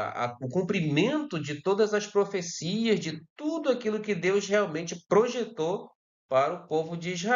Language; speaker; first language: Portuguese; native; Portuguese